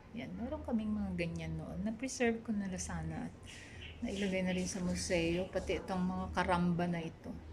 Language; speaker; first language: Filipino; non-native, local second language; Iloko